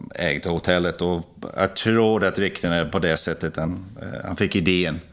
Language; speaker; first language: Swedish; non-native, fluent; English